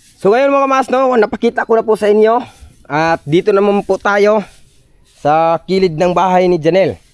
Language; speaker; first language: Filipino; non-native, local second language; Cebuano